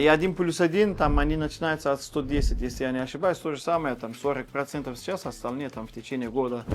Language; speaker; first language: Russian; non-native, fluent; Turkish